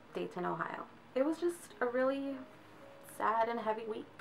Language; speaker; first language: English; native; English